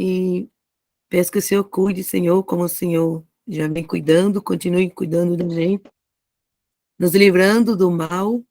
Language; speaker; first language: Portuguese; native; Portuguese